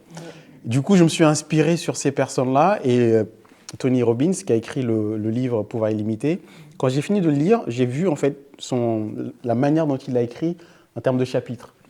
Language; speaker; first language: French; early bilingual, other home language; Fula